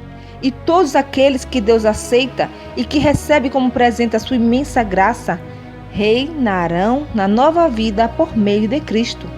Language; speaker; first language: Portuguese; native; Portuguese